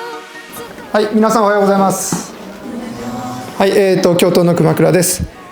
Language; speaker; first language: Japanese; native; Japanese